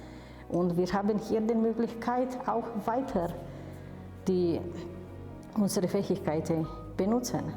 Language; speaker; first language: German; non-native, fluent; Romanian